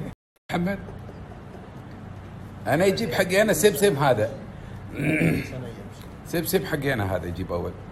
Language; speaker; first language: Arabic; native; Arabic